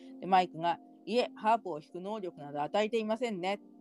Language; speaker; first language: Japanese; native; Japanese